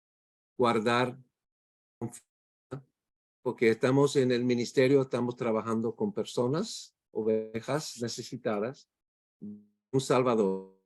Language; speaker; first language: Spanish; non-native, fluent; English